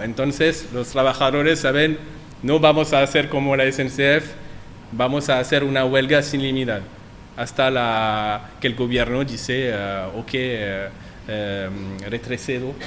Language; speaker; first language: Spanish; non-native, learner; French